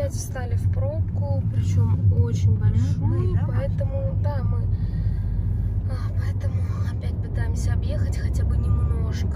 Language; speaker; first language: Russian; native; Russian